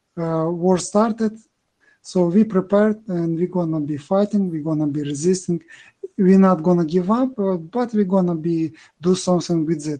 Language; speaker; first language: English; non-native, learner; Ukrainian